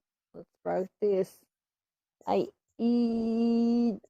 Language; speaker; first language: English; non-native, learner; Japanese